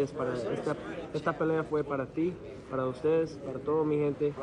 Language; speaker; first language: Spanish; early bilingual, heritage; English